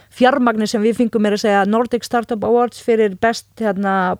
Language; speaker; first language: Icelandic; non-native, fluent; Arabic